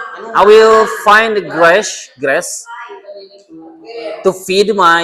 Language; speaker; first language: English; non-native, learner; Indonesian